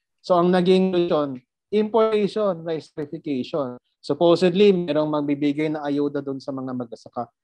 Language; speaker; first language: Filipino; non-native, local second language; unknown